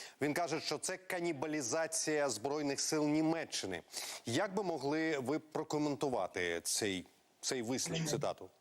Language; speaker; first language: Ukrainian; native; Ukrainian